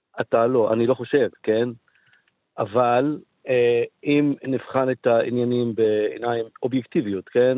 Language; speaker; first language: Hebrew; non-native, local second language; Arabic